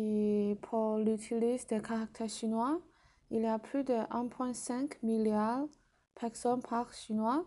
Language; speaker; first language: French; non-native, learner; Chinese